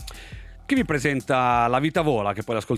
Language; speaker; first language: Italian; native; Italian